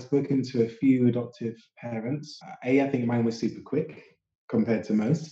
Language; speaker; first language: English; native; English